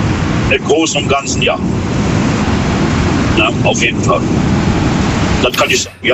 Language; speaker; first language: German; native; German